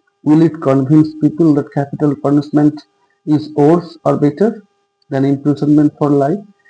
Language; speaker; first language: English; non-native, local second language; Bangla